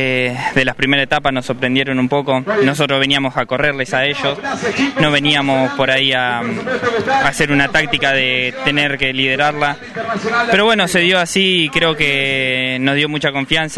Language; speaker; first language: Spanish; native; Spanish